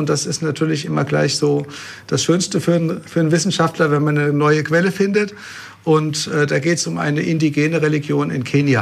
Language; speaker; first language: German; native; German